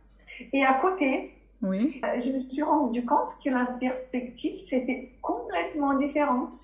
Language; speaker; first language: French; non-native, fluent; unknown